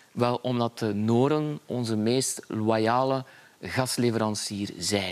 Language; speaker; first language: Dutch; native; Dutch